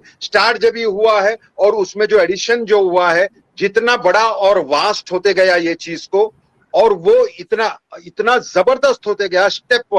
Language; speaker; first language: Hindi; native; Hindi